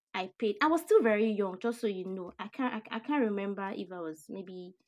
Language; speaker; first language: English; non-native, local second language; Yoruba